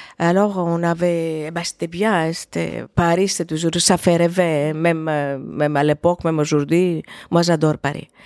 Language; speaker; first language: French; non-native, fluent; Greek